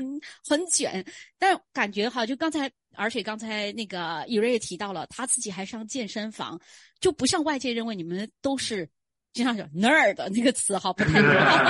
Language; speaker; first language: Chinese; native; Chinese